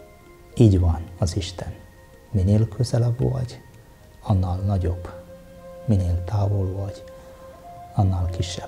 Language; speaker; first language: Hungarian; non-native, fluent; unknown